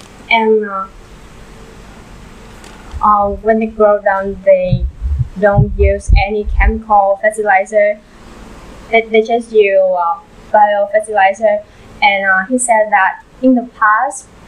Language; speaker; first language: English; non-native, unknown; Vietnamese